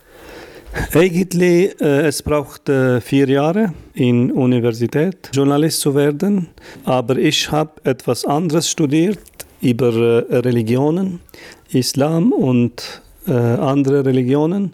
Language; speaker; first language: German; non-native, fluent; Albanian